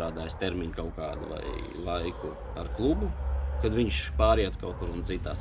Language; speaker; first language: Latvian; non-native, local second language; Russian